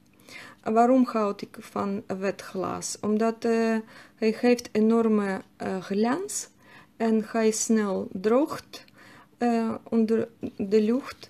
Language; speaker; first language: Dutch; non-native, learner; Russian